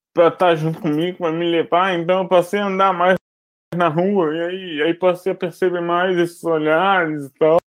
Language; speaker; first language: Portuguese; native; Portuguese